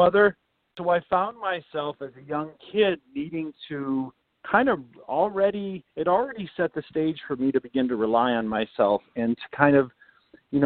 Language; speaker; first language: English; native; English